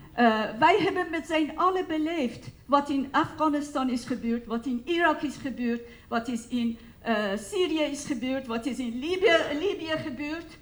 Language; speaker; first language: Dutch; non-native, fluent; Persian